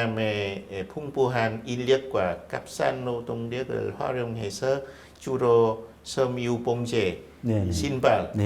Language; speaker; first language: Korean; non-native, fluent; Vietnamese